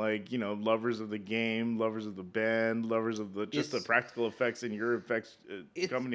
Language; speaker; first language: English; native; English